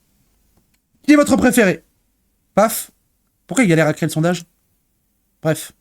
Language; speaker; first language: French; native; French